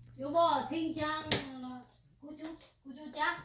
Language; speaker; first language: Korean; non-native, learner; Vietnamese